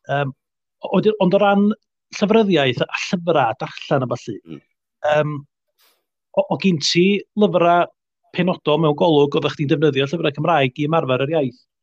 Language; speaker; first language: Welsh; native; Welsh